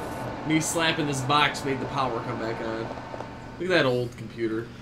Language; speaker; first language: English; native; English